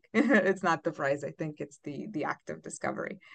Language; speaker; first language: English; non-native, fluent; Romanian